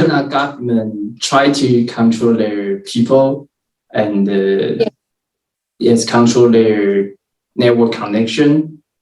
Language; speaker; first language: English; non-native, learner; Chinese